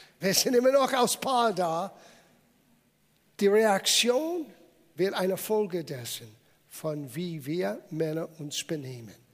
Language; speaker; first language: German; non-native, fluent; English